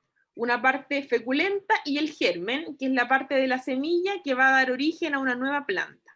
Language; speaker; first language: Spanish; native; Spanish